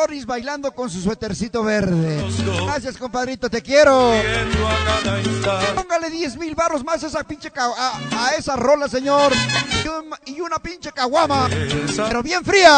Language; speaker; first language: Spanish; native; Spanish